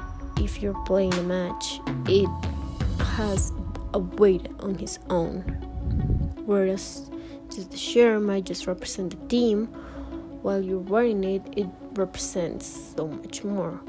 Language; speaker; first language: English; non-native, fluent; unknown